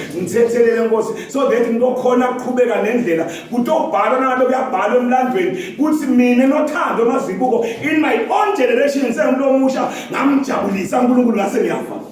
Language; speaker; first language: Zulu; non-native, local second language; Swati